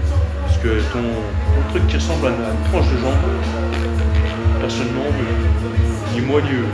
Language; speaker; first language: French; native; French